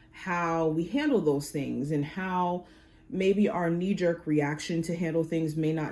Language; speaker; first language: English; native; English